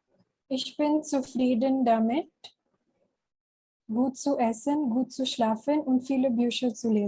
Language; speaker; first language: German; non-native, learner; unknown